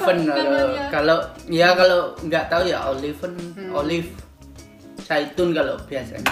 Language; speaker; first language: Indonesian; native; Indonesian